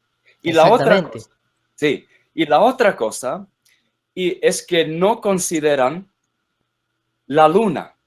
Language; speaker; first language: Spanish; non-native, fluent; English